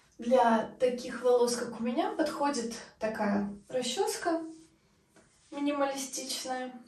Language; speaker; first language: Russian; native; Russian